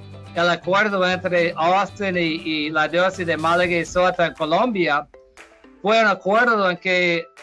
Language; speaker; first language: Spanish; non-native, fluent; English